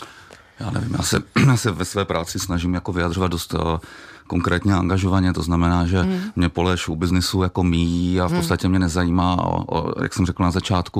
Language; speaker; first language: Czech; native; Czech